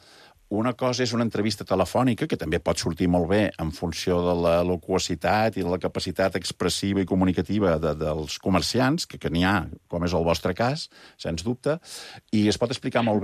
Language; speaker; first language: Catalan; native; Catalan